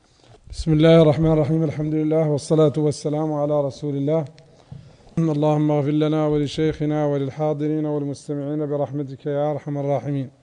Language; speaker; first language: Arabic; native; Arabic